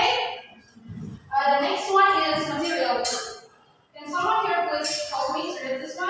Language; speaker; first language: English; non-native, fluent; Indonesian